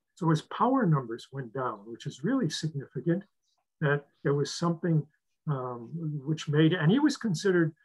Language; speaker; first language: English; native; English